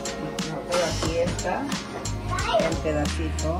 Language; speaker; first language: Spanish; native; Spanish